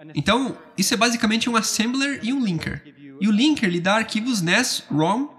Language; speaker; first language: Portuguese; non-native, fluent; English